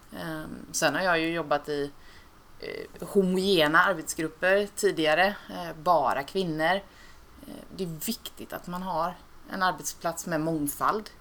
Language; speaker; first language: Swedish; native; Swedish